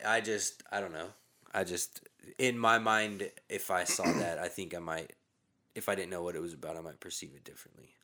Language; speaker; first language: English; native; English